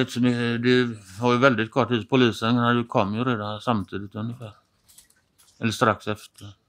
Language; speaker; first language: Swedish; native; Swedish